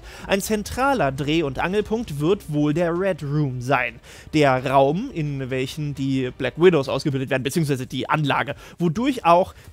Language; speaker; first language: German; native; German